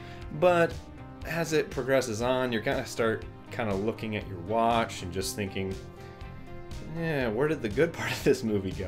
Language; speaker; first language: English; native; English